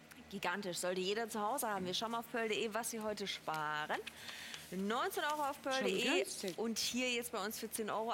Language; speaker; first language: German; native; German